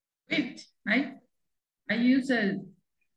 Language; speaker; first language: English; non-native, learner; Spanish